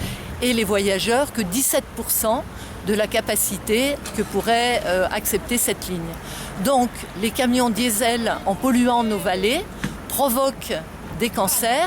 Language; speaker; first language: French; native; French